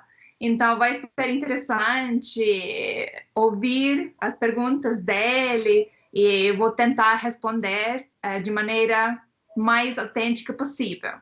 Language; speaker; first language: Portuguese; non-native, fluent; Estonian